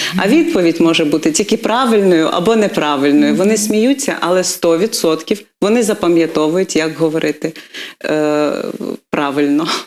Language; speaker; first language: Ukrainian; non-native, local second language; Russian